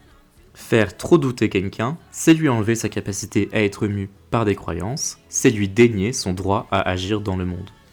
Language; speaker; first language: French; native; French